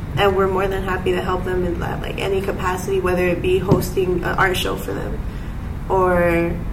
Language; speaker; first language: English; native; English